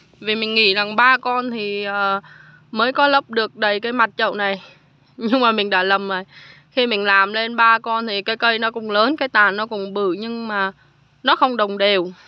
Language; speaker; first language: Vietnamese; native; Vietnamese